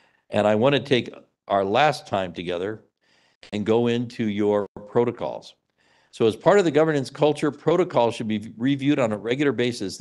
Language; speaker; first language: English; native; English